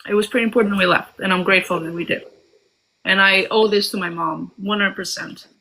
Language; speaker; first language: English; early bilingual, other home language; Albanian